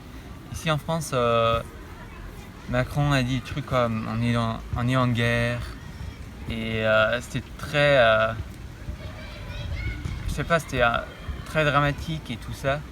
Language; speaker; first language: French; non-native, fluent; German